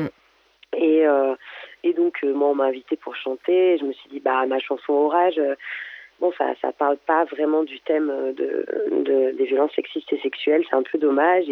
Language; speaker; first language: French; native; French